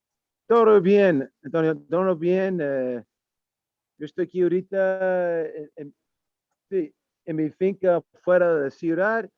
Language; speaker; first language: Spanish; non-native, learner; English